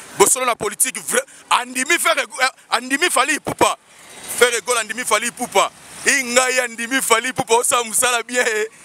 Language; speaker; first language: Lingala; native; Lingala